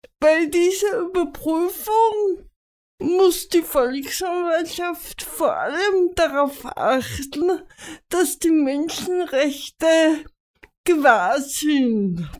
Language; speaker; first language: German; native; German